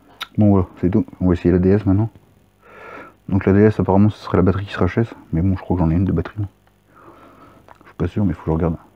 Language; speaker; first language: French; native; French